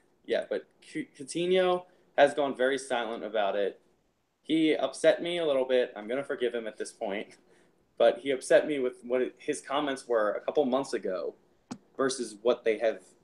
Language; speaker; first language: English; native; English